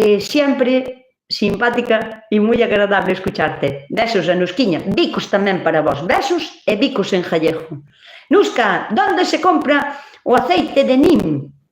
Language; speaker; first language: Galician; native; Galician